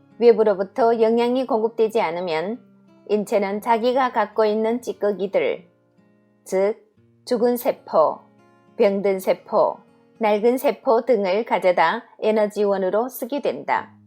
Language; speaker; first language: Korean; native; Korean